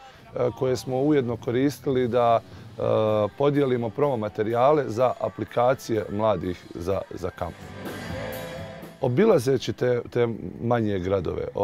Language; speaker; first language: Bosnian; native; Bosnian